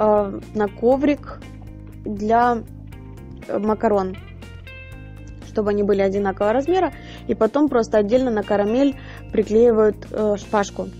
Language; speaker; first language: Russian; native; Russian